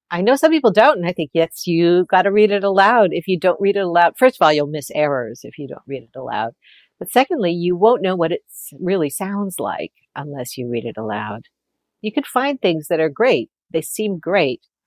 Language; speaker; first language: English; native; English